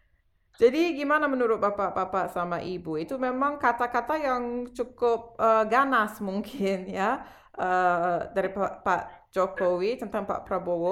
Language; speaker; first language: Indonesian; non-native, fluent; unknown